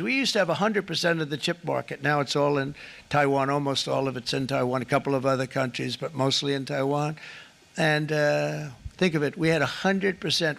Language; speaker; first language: English; native; English